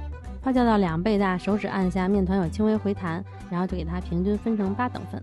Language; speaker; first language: Chinese; native; Chinese